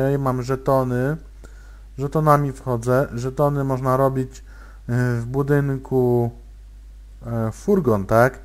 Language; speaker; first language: Polish; native; Polish